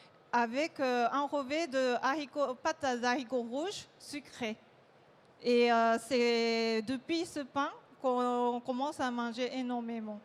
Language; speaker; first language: French; non-native, fluent; Japanese